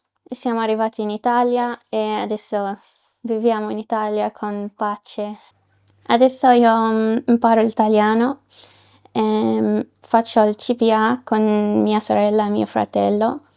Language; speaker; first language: Italian; non-native, learner; Arabic